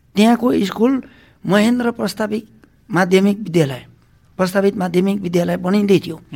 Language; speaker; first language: Nepali; non-native, local second language; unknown